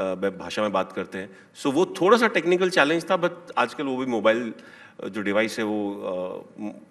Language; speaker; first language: Hindi; native; Hindi